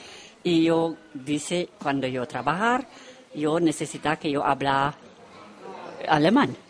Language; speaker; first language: Spanish; non-native, learner; Romanian